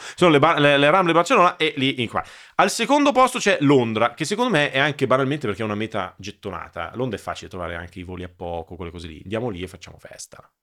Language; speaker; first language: Italian; native; Italian